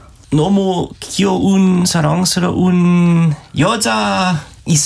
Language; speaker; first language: Korean; non-native, learner; German